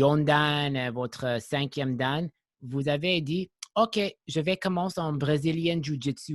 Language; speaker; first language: French; non-native, local second language; English